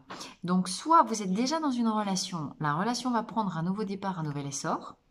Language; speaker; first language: French; native; French